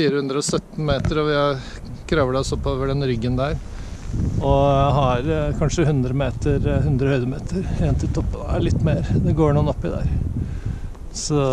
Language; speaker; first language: Norwegian; native; Norwegian